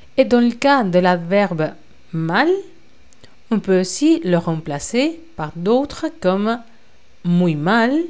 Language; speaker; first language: French; non-native, fluent; Spanish